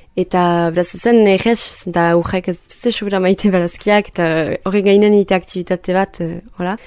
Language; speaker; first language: Basque; native; Basque